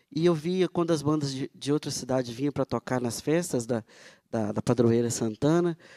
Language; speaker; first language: Portuguese; native; Portuguese